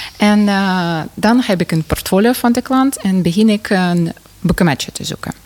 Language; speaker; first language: Dutch; non-native, fluent; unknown